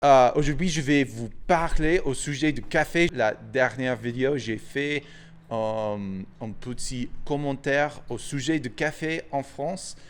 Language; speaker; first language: French; non-native, fluent; English